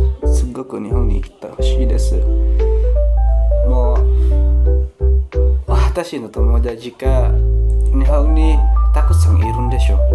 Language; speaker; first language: Japanese; non-native, learner; Indonesian